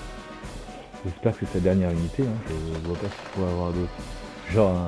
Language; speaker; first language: French; native; French